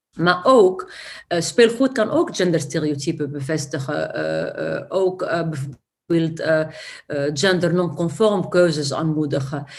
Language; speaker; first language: Dutch; non-native, fluent; Arabic